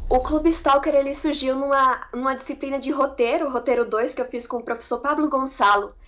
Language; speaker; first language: Portuguese; native; Portuguese